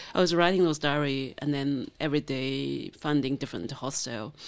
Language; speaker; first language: English; non-native, fluent; Chinese